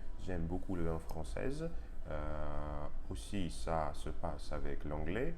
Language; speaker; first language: French; non-native, learner; Russian